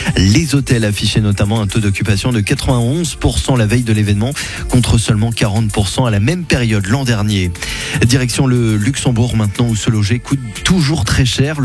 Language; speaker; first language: French; native; French